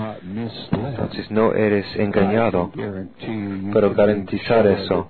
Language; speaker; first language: Spanish; non-native, fluent; English